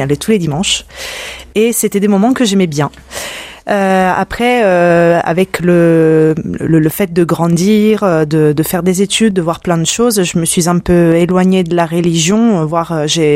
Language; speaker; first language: French; non-native, fluent; Italian